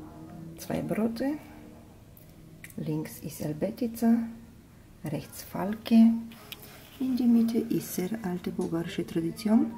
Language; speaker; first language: German; non-native, learner; Bulgarian